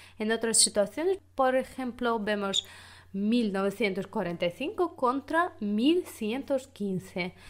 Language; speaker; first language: Spanish; non-native, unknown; Russian